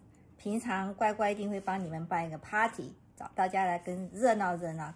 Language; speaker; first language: Chinese; native; Chinese